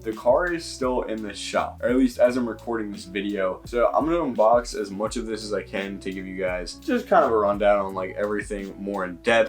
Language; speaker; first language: English; native; English